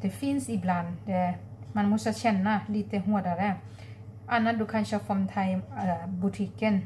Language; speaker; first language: Swedish; non-native, learner; Thai